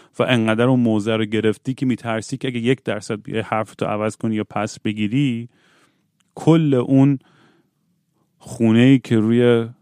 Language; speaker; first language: Persian; native; Persian